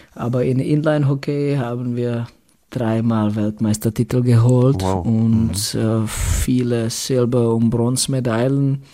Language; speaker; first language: German; non-native, fluent; Czech